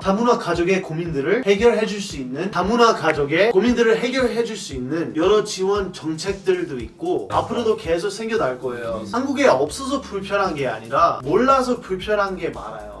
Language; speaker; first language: Korean; non-native, fluent; English